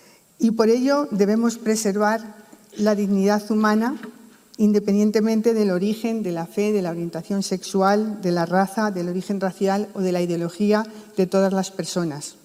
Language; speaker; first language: Spanish; native; Spanish